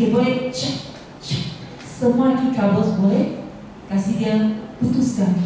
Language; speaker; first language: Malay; non-native, local second language; Chinese